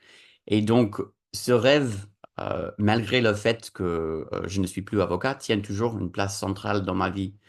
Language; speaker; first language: French; non-native, fluent; English